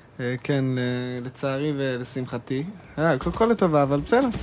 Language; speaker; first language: Hebrew; native; Hebrew